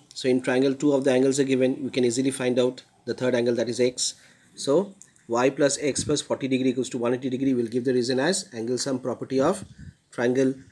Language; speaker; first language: English; non-native, local second language; Bangla